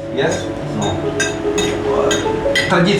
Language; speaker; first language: English; non-native, learner; Russian